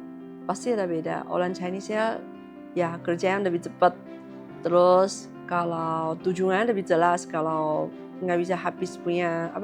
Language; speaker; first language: Indonesian; non-native, learner; Chinese